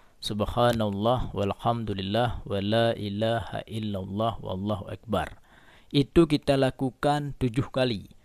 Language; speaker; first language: Malay; non-native, local second language; Achinese